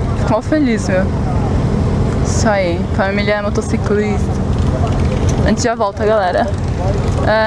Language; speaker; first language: Portuguese; native; Portuguese